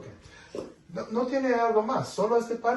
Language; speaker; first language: Spanish; non-native, learner; English